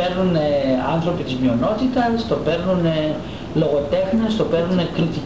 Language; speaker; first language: Greek; native; Greek